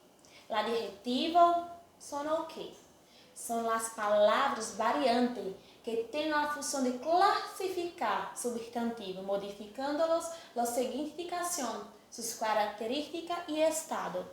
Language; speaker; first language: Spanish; non-native, fluent; Portuguese